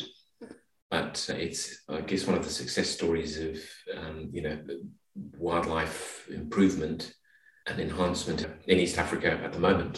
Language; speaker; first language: English; native; English